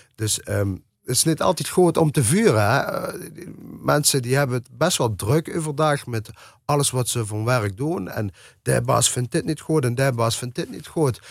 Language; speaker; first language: Dutch; native; Dutch